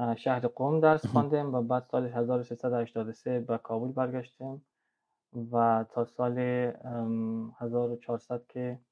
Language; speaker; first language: Persian; native; Persian